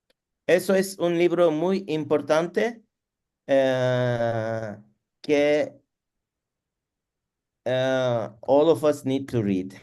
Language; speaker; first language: Spanish; non-native, learner; Turkish